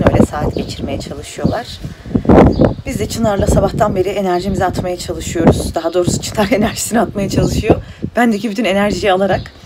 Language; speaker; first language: Turkish; native; Turkish